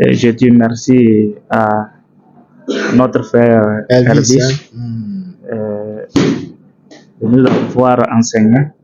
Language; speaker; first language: French; non-native, fluent; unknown